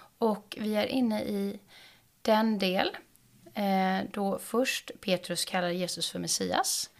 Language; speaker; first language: Swedish; native; Swedish